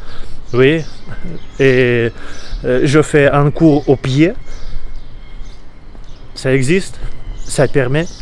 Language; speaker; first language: French; non-native, learner; Russian